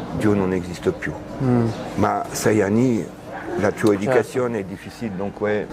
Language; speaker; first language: Italian; non-native, learner; French